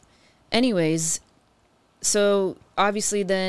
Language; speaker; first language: English; native; English